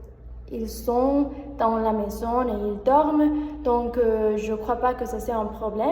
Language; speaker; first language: French; non-native, learner; Spanish